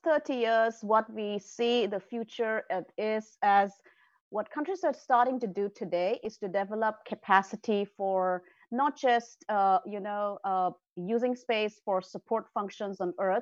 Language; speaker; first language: English; non-native, local second language; Assamese